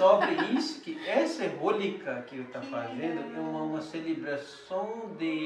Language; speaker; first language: Portuguese; non-native, learner; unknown